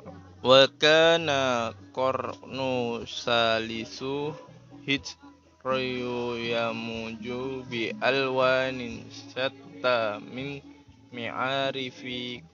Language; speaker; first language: Arabic; non-native, learner; Indonesian